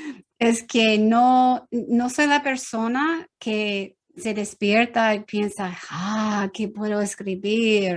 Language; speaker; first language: Spanish; non-native, learner; English